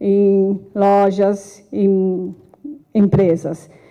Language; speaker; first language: Portuguese; non-native, fluent; Japanese